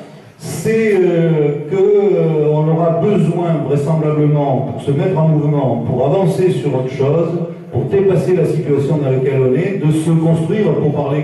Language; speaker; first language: French; native; French